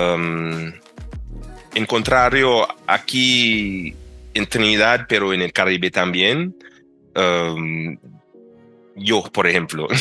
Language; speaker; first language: Spanish; non-native, fluent; English